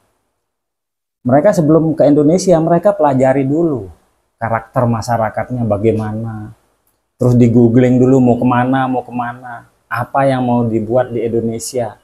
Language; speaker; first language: Indonesian; native; Indonesian